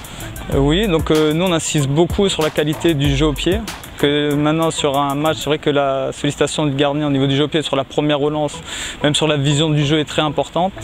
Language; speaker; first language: French; native; French